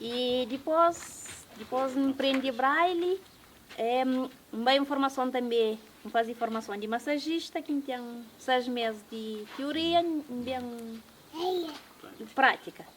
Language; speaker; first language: Portuguese; non-native, local second language; Kabuverdianu